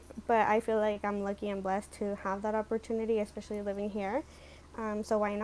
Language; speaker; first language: English; native; English